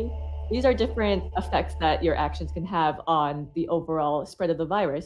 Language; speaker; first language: English; native; English